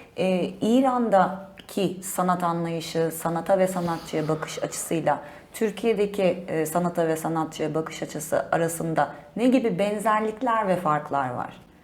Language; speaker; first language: Turkish; native; Turkish